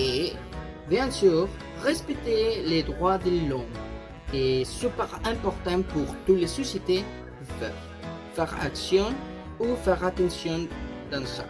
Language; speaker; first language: French; non-native, learner; Spanish